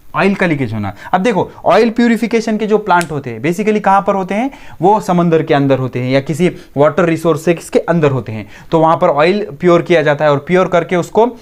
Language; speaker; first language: Hindi; non-native, local second language; Marathi